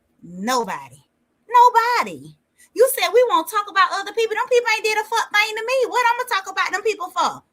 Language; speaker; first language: English; native; English